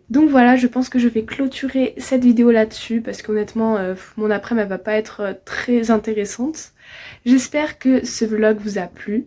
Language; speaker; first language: French; native; French